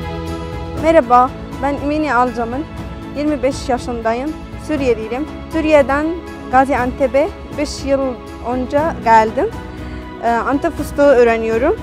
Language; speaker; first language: Turkish; non-native, learner; Arabic